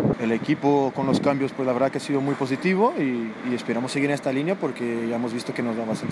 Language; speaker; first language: Spanish; native; Spanish